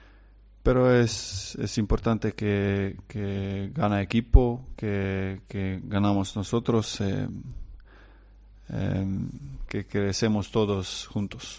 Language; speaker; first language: Spanish; non-native, learner; Croatian